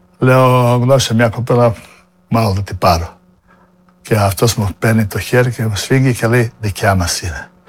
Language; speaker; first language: Greek; non-native, fluent; Serbian